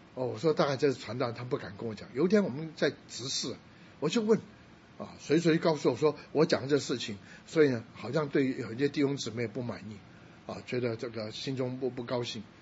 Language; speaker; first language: Chinese; non-native, local second language; Cantonese